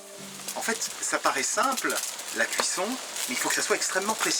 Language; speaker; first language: French; native; French